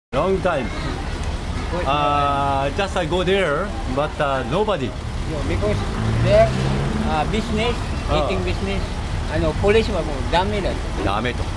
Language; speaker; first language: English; non-native, learner; Filipino